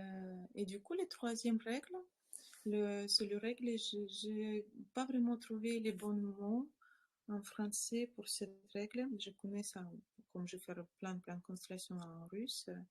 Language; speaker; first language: French; non-native, learner; Russian